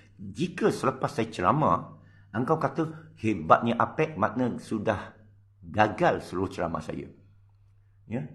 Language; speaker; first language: Malay; non-native, local second language; Min Nan Chinese